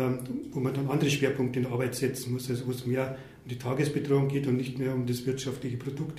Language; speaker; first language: German; native; German